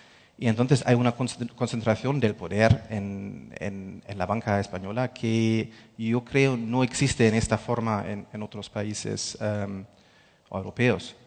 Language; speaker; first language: Spanish; non-native, fluent; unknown